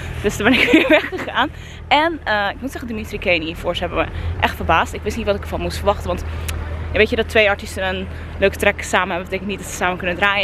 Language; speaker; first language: Dutch; native; Dutch